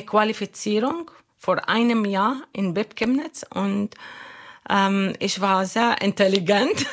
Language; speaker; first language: German; non-native, learner; Arabic